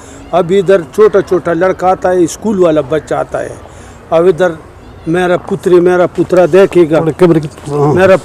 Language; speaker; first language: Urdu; non-native, local second language; Pashto